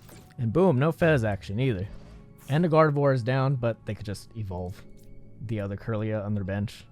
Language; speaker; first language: English; native; English